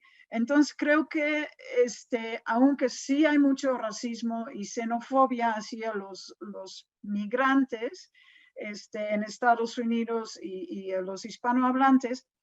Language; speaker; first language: Spanish; non-native, fluent; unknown